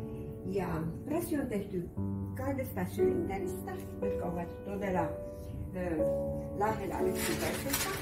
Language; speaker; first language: Finnish; non-native, fluent; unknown